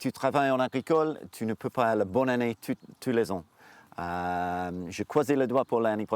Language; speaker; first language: French; non-native, learner; English